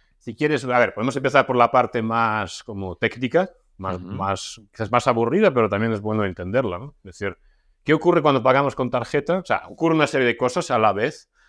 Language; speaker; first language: Spanish; non-native, fluent; Russian